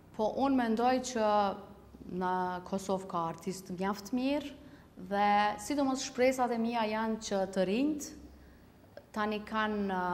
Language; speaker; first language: Albanian; native; Albanian